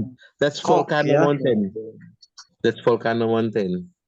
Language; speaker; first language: English; non-native, learner; Indonesian